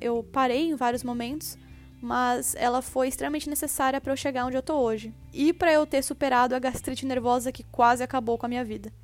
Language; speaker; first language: Portuguese; native; Portuguese